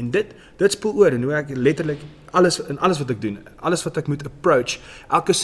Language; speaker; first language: Afrikaans; native; Afrikaans